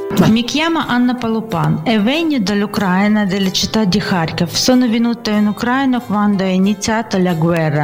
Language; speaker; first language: Italian; non-native, fluent; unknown